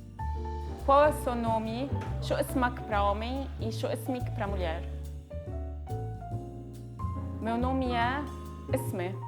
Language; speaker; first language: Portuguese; early bilingual, heritage; Portuguese